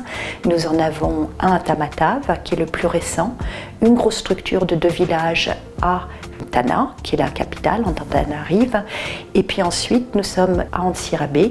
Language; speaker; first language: French; native; French